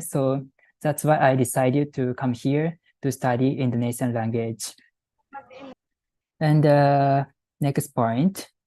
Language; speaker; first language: English; non-native, fluent; Japanese